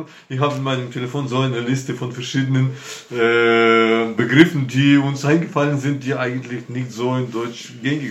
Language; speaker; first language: German; non-native, fluent; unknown